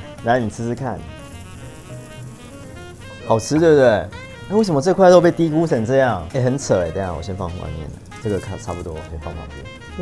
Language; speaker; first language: Chinese; native; Chinese